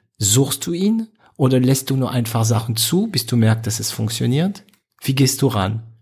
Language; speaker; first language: German; non-native, fluent; French